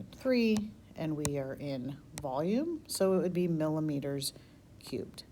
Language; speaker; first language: English; native; English